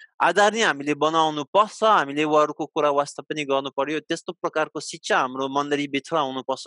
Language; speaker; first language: Nepali; non-native, fluent; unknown